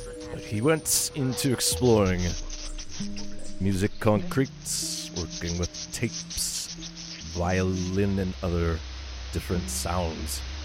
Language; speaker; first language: English; native; English